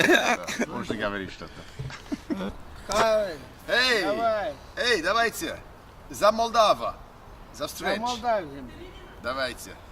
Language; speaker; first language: Russian; non-native, learner; English